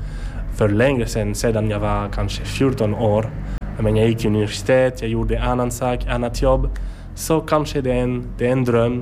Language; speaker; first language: Swedish; non-native, learner; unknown